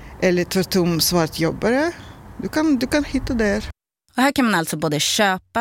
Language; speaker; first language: Swedish; non-native, learner; Russian